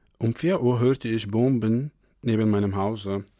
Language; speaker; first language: German; non-native, learner; Arabic